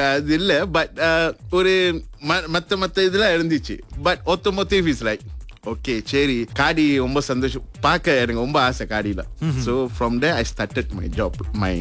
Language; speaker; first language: Tamil; early bilingual, heritage; Tamil